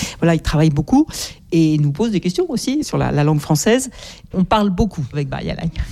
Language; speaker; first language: French; native; French